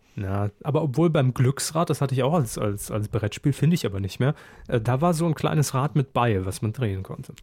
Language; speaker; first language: German; native; German